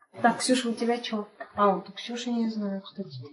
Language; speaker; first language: Russian; native; Russian